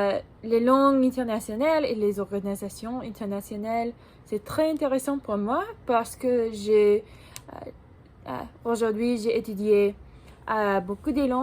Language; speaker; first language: French; non-native, learner; English